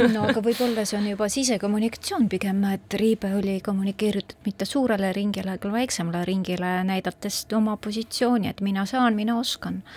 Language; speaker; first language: Estonian; non-native, local second language; Russian